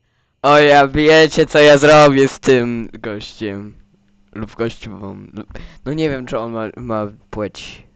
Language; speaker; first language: Polish; early bilingual, heritage; Polish